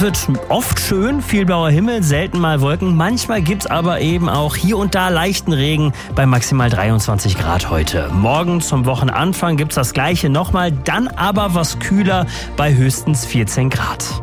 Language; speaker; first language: German; native; German